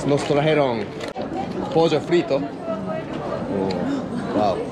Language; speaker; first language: Spanish; non-native, learner; Japanese